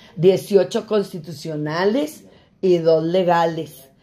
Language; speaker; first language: Spanish; native; Spanish